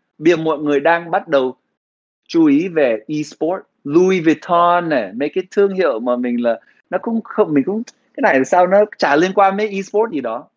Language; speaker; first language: Vietnamese; early bilingual, heritage; Vietnamese